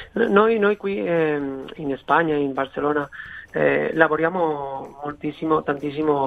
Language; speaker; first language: Italian; non-native, fluent; Spanish